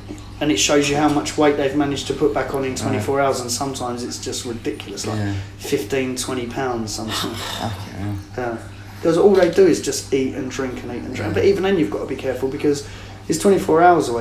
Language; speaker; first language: English; native; English